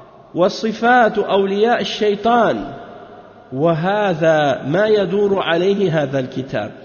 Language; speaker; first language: Arabic; non-native, fluent; French